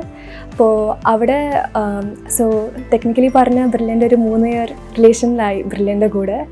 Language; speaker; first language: Malayalam; early bilingual, other home language; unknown